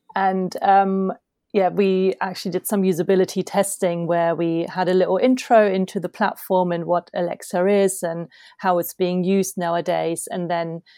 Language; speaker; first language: English; non-native, fluent; German